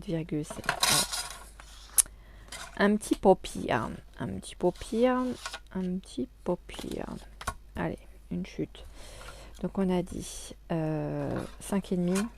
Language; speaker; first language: French; native; French